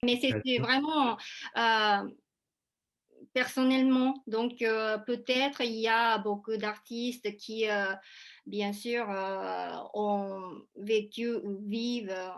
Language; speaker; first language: French; non-native, fluent; Japanese